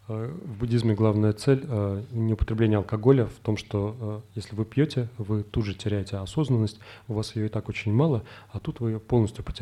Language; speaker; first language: Russian; native; Russian